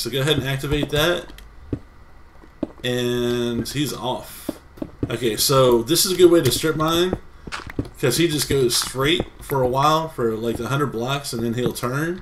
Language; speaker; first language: English; native; English